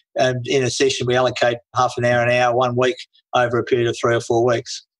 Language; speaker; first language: English; native; English